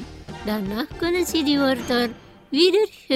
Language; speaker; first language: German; non-native, fluent; Indonesian